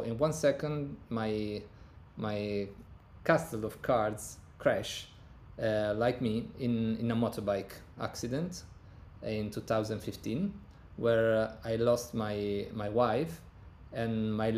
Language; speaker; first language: English; non-native, learner; Italian